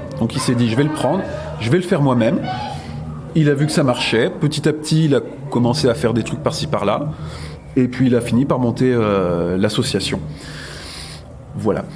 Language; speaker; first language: French; native; French